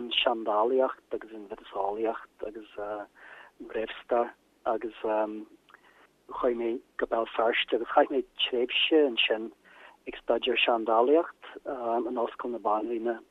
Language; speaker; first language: Irish; non-native, learner; German